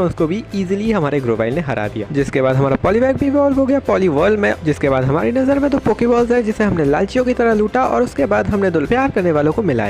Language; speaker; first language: Hindi; native; Hindi